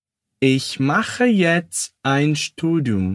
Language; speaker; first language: German; non-native, fluent; Portuguese